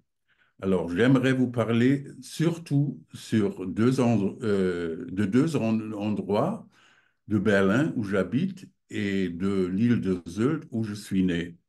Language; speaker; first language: French; non-native, fluent; German